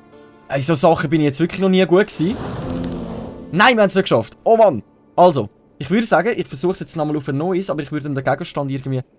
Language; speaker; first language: German; native; German